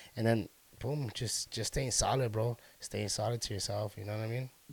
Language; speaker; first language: English; early bilingual, other home language; Spanish